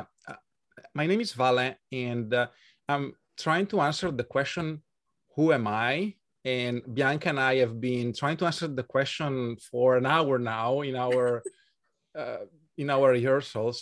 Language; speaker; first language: English; non-native, fluent; Italian